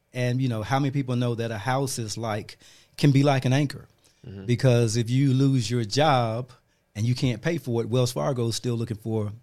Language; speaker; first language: English; native; English